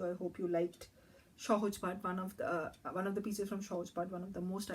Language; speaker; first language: English; non-native, local second language; Bangla